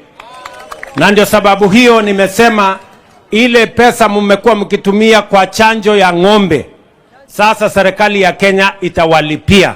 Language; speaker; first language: Swahili; non-native, local second language; Kalenjin